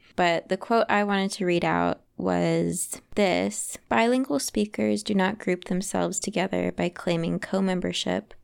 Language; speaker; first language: English; native; English